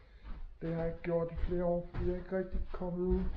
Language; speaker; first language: Danish; non-native, fluent; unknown